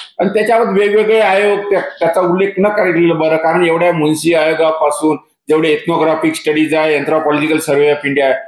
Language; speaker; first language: Marathi; non-native, local second language; Lambadi